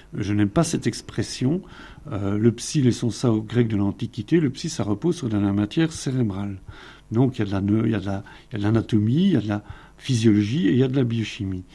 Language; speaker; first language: French; native; French